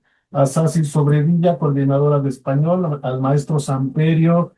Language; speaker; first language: Spanish; native; Spanish